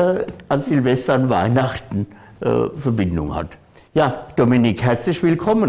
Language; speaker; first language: German; native; German